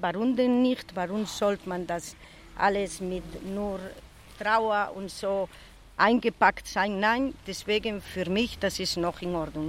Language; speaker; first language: German; non-native, fluent; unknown